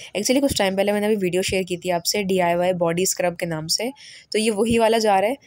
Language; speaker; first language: Urdu; native; Urdu